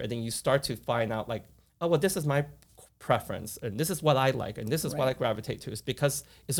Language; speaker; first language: English; native; English